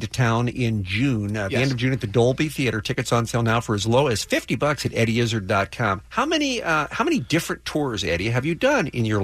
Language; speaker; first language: English; native; English